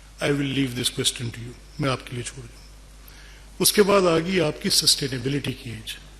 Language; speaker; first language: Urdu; non-native, local second language; Punjabi